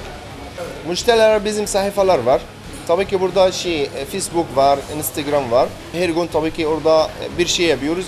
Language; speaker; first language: Turkish; non-native, learner; Arabic